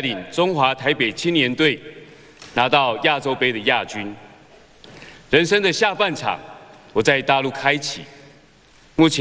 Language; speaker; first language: Chinese; native; Chinese